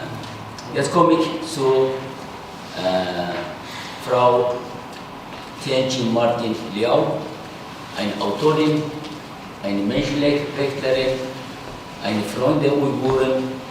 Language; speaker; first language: German; non-native, fluent; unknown